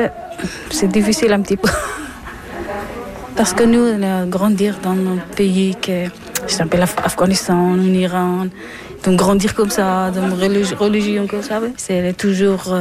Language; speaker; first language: French; non-native, learner; Persian